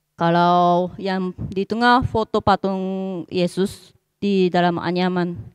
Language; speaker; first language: Indonesian; non-native, fluent; Japanese